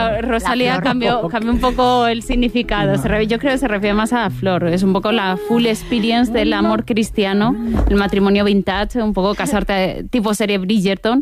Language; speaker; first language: Spanish; native; Spanish